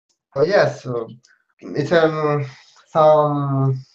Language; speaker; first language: English; non-native, learner; Russian